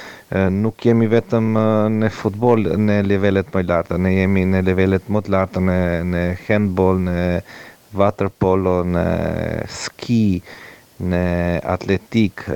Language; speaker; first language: Albanian; non-native, learner; Croatian